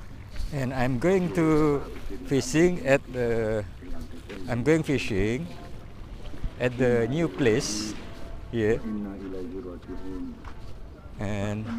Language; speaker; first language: English; non-native, learner; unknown